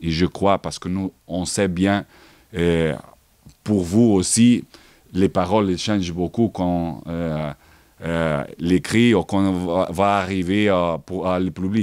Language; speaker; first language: French; non-native, learner; Portuguese